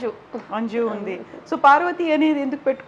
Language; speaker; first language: Telugu; native; Telugu